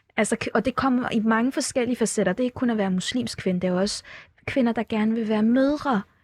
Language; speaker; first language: Danish; early bilingual, other home language; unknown